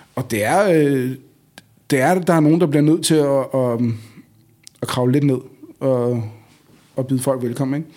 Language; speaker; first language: Danish; native; Danish